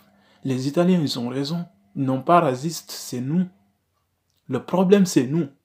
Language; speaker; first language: French; non-native, learner; Wolof